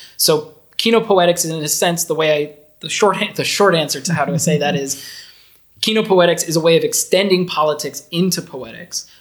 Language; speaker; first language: English; native; English